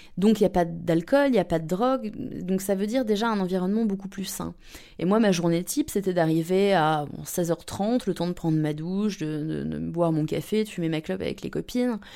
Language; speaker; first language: French; native; French